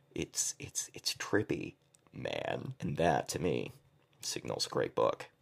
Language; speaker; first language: English; native; English